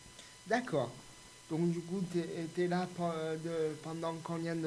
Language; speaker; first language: French; native; French